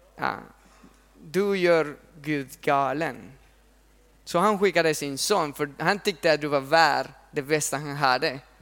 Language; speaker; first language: Swedish; non-native, fluent; Spanish